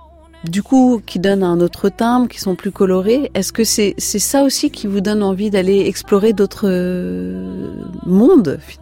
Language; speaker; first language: French; native; French